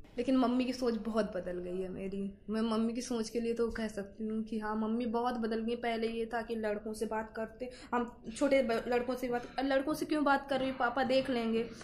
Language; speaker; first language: Hindi; native; Hindi